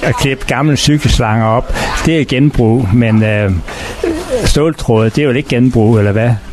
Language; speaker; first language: Danish; native; Danish